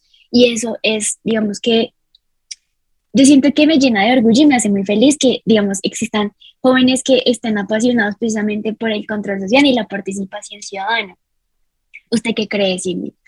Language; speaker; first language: Spanish; native; Spanish